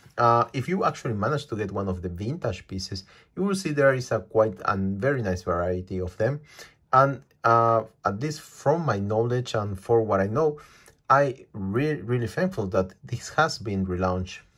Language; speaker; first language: English; non-native, fluent; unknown